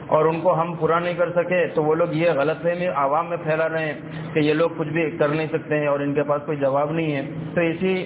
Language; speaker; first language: Urdu; native; Urdu